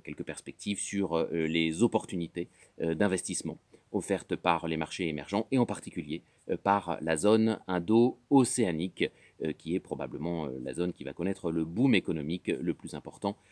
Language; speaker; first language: French; native; French